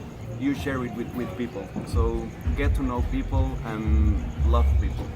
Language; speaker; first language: English; non-native, fluent; Spanish